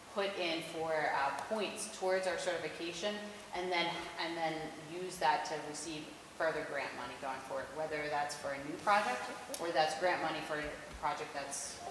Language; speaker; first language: English; native; English